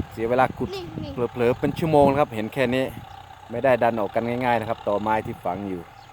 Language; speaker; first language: Thai; native; Thai